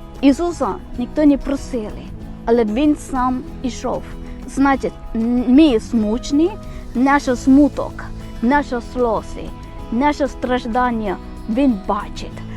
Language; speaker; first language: Ukrainian; non-native, fluent; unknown